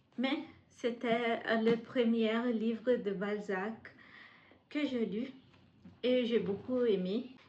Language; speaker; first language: French; non-native, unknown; Portuguese